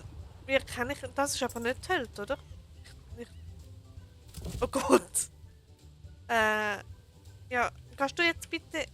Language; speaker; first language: German; native; German